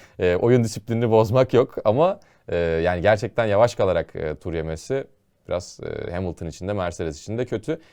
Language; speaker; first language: Turkish; native; Turkish